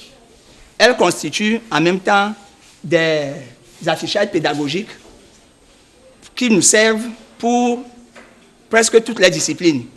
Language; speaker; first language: French; native; French